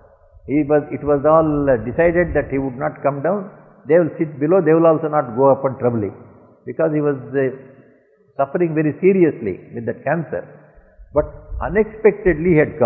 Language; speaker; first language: English; non-native, local second language; Tamil